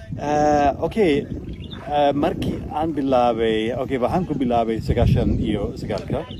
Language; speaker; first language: Somali; non-native, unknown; German